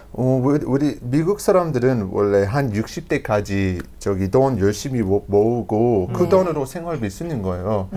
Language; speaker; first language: Korean; non-native, learner; English